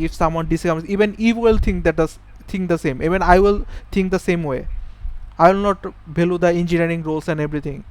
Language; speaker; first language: English; non-native, fluent; Bangla